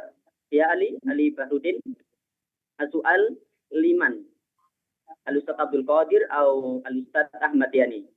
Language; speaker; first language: Arabic; non-native, fluent; Indonesian